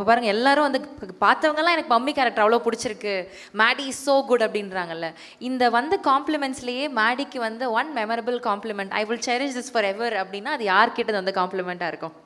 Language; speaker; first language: Tamil; native; Tamil